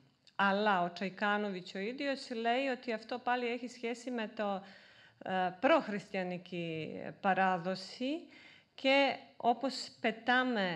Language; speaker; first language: Greek; non-native, fluent; Serbian